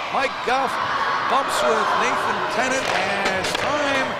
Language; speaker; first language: English; native; English